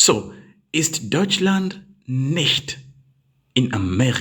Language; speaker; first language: German; non-native, learner; English